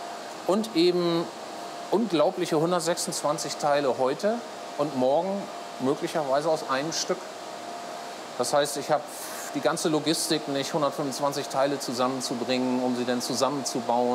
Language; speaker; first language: German; native; German